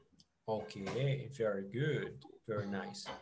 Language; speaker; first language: English; non-native, fluent; Portuguese